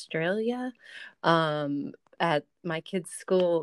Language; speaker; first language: English; native; English